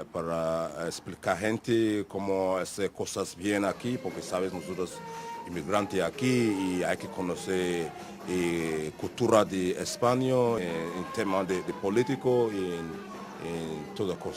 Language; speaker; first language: Spanish; non-native, learner; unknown